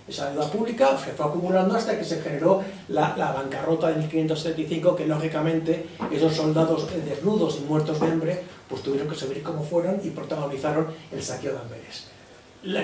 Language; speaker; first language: Spanish; native; Spanish